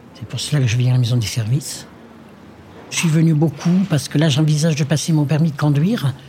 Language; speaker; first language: French; native; French